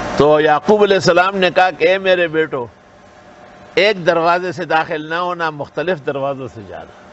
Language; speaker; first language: Urdu; non-native, local second language; Pashto